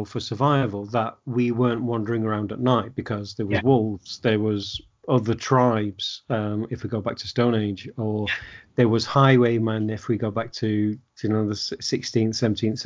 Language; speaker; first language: English; native; English